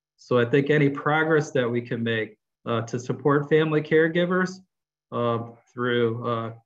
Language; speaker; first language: English; native; English